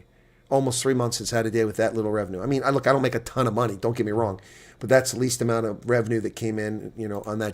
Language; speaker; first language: English; native; English